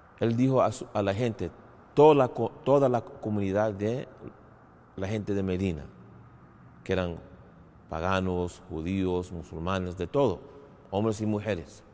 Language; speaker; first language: Spanish; non-native, fluent; English